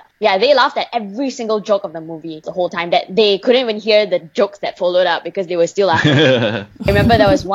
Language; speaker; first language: English; non-native, local second language; Chinese